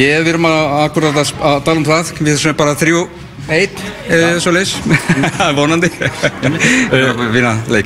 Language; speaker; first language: Icelandic; non-native, learner; Spanish